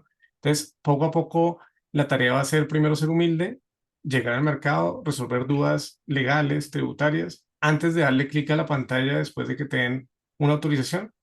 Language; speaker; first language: Spanish; native; Spanish